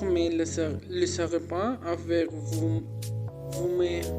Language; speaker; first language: French; non-native, learner; Spanish